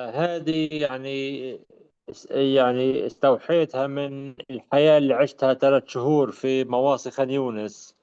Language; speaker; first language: Arabic; native; Arabic